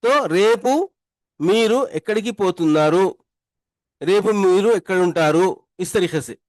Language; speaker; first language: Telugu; non-native, local second language; Urdu